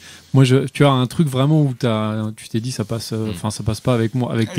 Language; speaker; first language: French; native; French